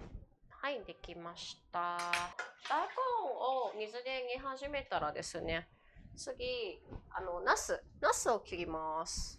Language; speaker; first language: Japanese; native; Japanese